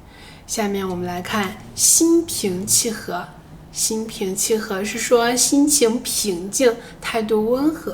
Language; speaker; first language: Chinese; native; Chinese